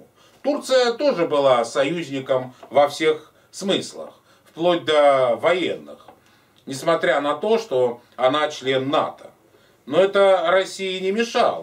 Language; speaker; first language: Russian; native; Russian